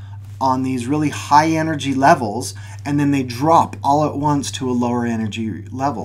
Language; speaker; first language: English; native; English